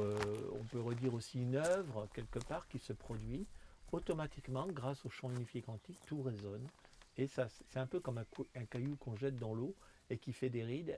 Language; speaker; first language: French; native; French